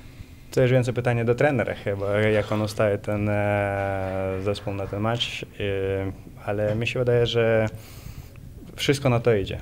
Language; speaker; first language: Polish; non-native, fluent; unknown